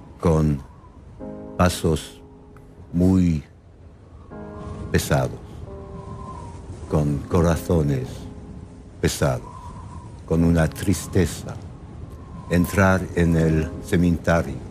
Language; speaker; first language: Spanish; non-native, fluent; English